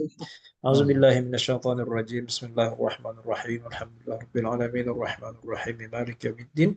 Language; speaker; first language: Arabic; non-native, fluent; Malay